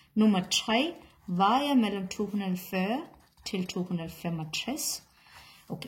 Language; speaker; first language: Danish; non-native, learner; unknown